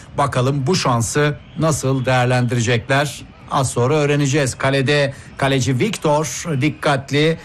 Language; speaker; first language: Turkish; native; Turkish